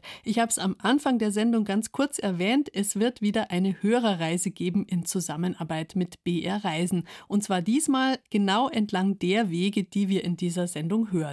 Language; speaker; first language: German; native; German